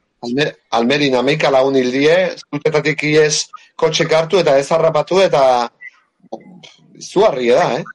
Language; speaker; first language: Basque; native; Basque